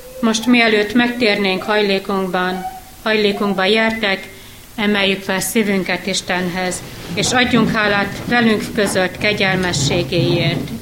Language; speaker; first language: Hungarian; native; Hungarian